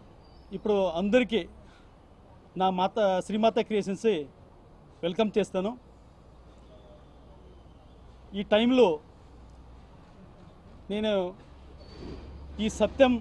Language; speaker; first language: Telugu; non-native, learner; Kannada